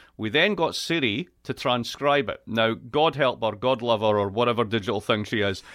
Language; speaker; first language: English; native; English